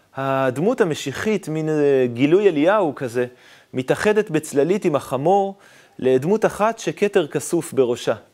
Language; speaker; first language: Hebrew; native; Hebrew